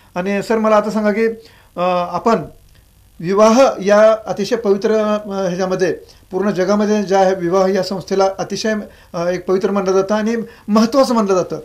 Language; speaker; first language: Marathi; native; Marathi